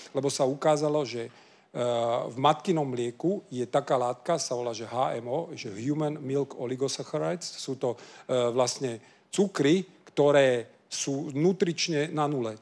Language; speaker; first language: Slovak; non-native, local second language; Hungarian